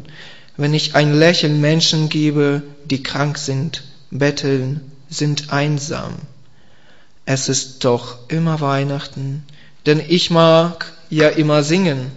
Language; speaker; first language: German; non-native, learner; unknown